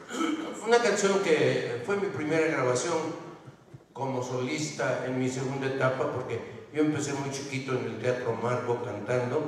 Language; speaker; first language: Spanish; native; Spanish